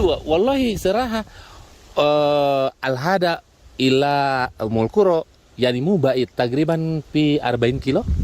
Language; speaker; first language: Arabic; non-native, learner; Indonesian